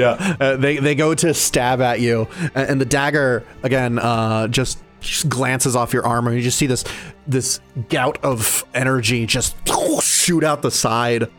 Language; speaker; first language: English; native; English